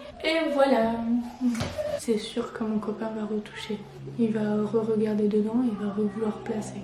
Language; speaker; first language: French; native; French